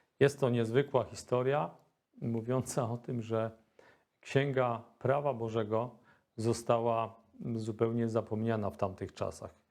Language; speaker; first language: Polish; native; Polish